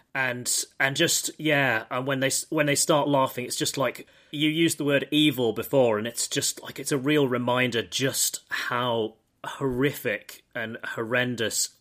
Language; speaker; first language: English; native; English